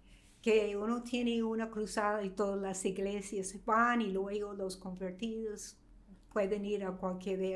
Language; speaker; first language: Spanish; non-native, fluent; English